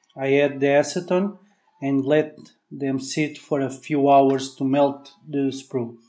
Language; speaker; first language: English; non-native, learner; Portuguese